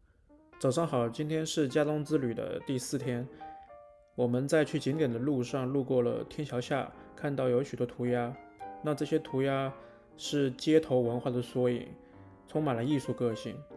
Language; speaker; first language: Chinese; native; Chinese